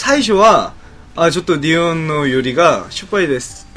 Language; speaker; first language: Japanese; non-native, learner; Korean